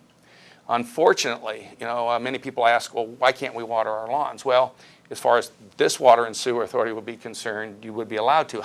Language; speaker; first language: English; native; English